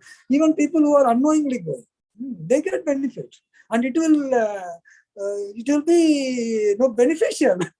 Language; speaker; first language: English; non-native, local second language; Hindi